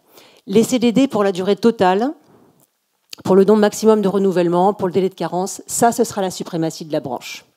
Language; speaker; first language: French; native; French